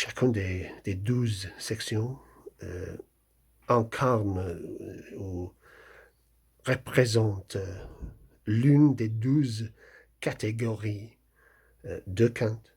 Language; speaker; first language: French; non-native, fluent; English